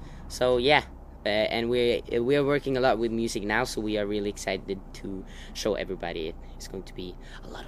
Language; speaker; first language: English; non-native, fluent; Norwegian